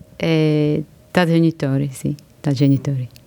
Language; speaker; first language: Italian; non-native, learner; Korean